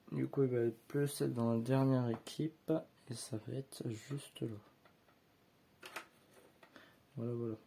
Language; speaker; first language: French; native; French